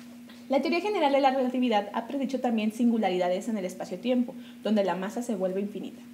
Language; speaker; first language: Spanish; native; Spanish